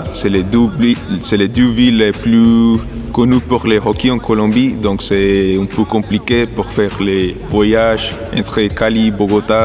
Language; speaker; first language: French; non-native, fluent; Spanish